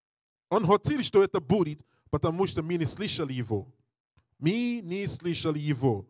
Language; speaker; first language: Russian; non-native, learner; English